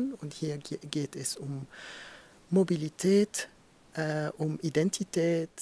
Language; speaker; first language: German; non-native, fluent; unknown